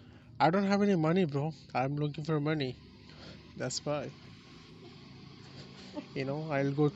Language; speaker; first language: English; non-native, learner; Bangla